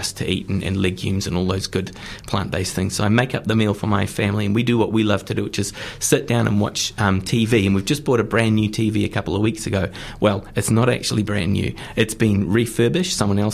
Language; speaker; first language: English; native; English